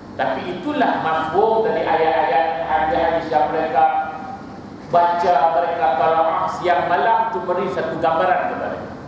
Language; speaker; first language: Malay; native; Malay